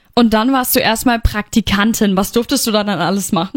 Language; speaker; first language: German; native; German